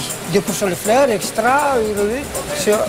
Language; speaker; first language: French; non-native, learner; Malagasy